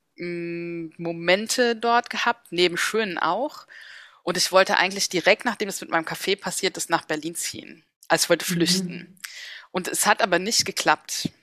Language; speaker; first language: German; native; German